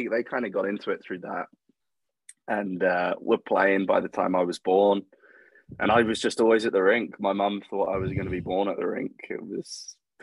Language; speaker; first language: English; native; English